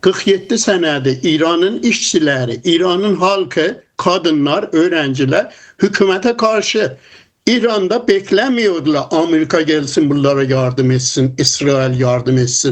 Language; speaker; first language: Turkish; non-native, fluent; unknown